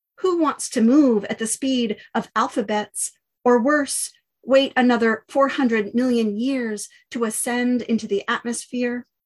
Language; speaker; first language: English; native; English